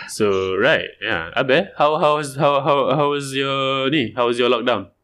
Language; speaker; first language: English; non-native, local second language; Malay